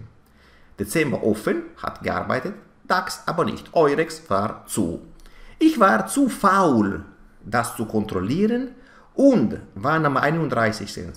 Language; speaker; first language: German; non-native, fluent; Italian